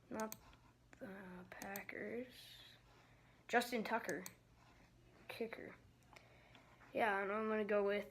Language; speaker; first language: English; native; English